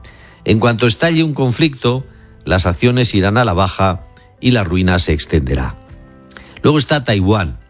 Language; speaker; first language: Spanish; native; Spanish